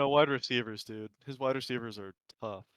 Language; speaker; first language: English; native; English